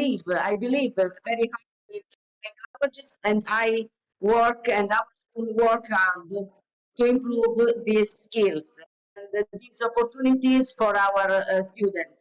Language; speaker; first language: English; non-native, learner; Italian